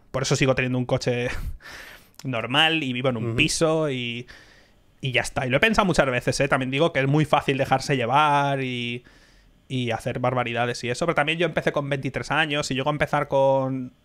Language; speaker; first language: Spanish; native; Spanish